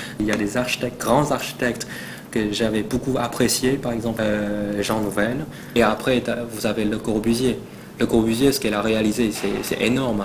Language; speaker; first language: French; non-native, fluent; Chinese